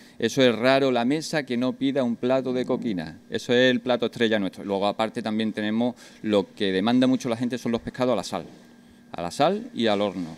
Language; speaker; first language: Spanish; native; Spanish